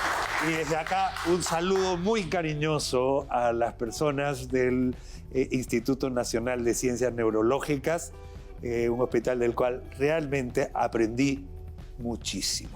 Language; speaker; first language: Spanish; native; Spanish